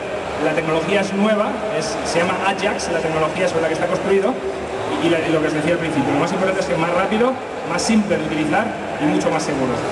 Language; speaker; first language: Spanish; native; Spanish